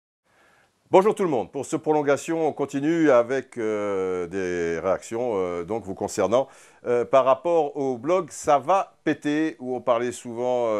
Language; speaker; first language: French; native; French